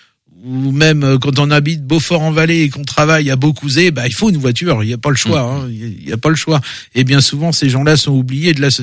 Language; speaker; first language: French; native; French